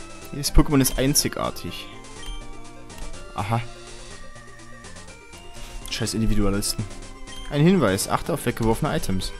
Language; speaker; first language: German; native; German